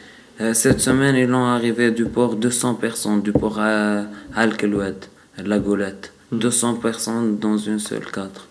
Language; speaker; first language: French; non-native, learner; Arabic